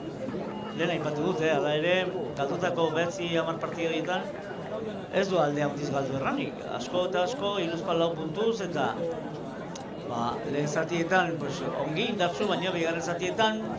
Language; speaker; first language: Basque; native; Basque